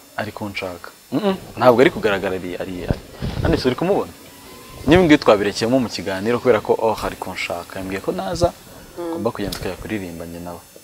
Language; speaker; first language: Kinyarwanda; native; Kinyarwanda